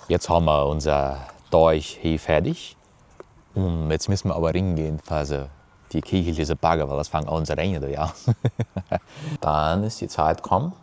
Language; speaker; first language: German; early bilingual, heritage; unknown